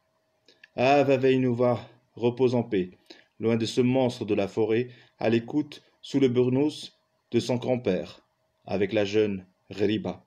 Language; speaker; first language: French; non-native, local second language; Kabyle